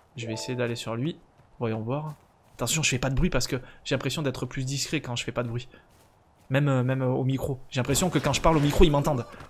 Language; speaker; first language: French; native; French